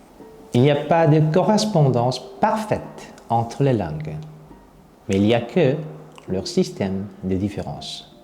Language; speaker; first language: French; non-native, fluent; Korean